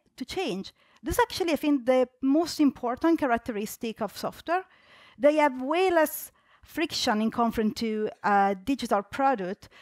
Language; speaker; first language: English; non-native, fluent; Italian